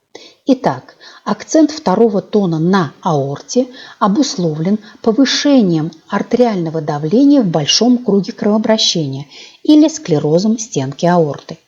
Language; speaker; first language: Russian; native; Russian